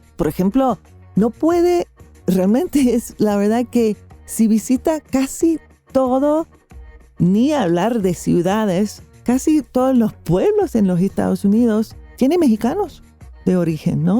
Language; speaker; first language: Spanish; non-native, fluent; English